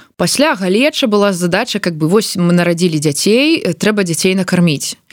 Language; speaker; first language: Belarusian; non-native, local second language; Russian